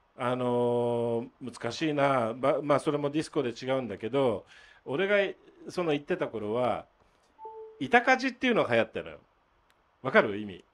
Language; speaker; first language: Japanese; native; Japanese